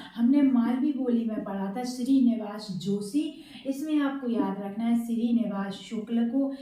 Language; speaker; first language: Hindi; native; Hindi